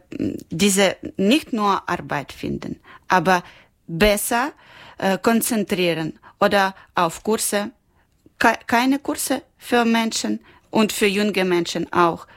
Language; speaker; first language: German; non-native, learner; Ukrainian